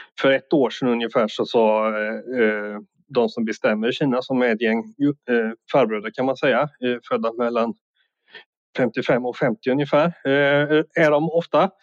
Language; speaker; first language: Swedish; native; Swedish